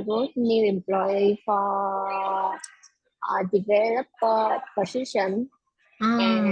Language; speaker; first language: English; non-native, learner; Vietnamese